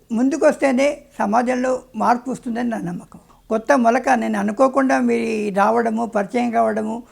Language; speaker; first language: Telugu; native; Telugu